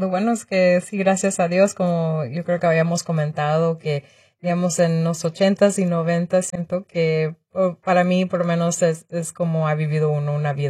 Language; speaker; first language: Spanish; early bilingual, heritage; Spanish